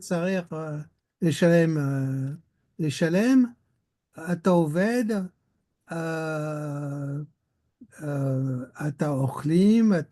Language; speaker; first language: Hebrew; non-native, learner; French